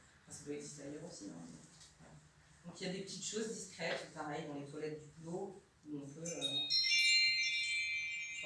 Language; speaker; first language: French; native; French